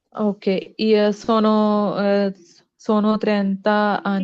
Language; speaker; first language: Italian; non-native, learner; Punjabi